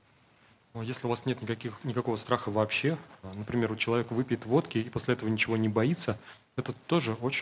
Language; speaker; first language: Russian; native; Russian